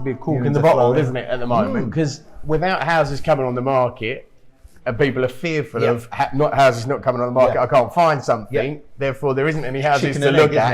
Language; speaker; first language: English; native; English